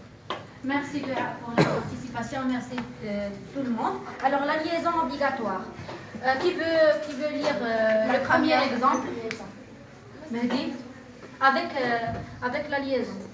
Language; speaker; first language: French; non-native, learner; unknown